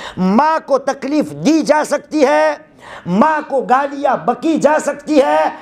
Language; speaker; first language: Urdu; non-native, local second language; Gujarati